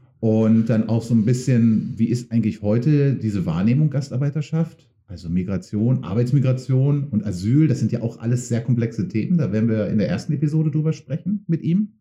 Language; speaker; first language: German; native; German